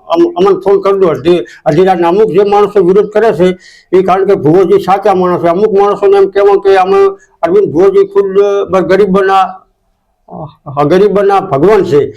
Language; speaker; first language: Gujarati; native; Gujarati